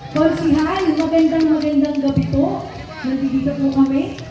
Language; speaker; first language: Filipino; native; Filipino